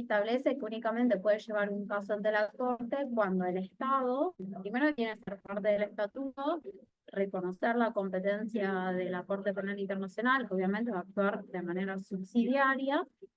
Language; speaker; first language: Spanish; native; Spanish